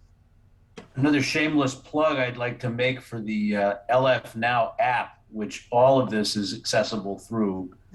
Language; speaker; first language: English; native; English